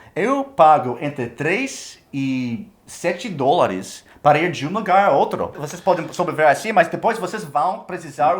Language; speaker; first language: Portuguese; non-native, fluent; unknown